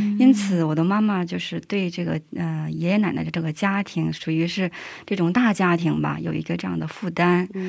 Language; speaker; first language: Chinese; non-native, local second language; Mongolian